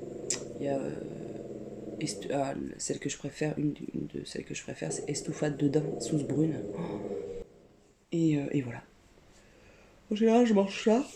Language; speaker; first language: French; native; French